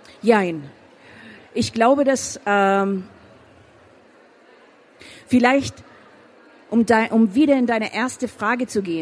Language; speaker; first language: German; non-native, fluent; Persian